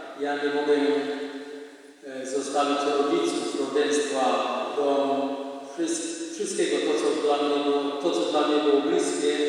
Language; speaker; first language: Polish; non-native, fluent; Indonesian